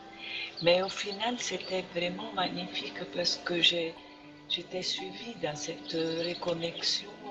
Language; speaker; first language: French; non-native, fluent; Italian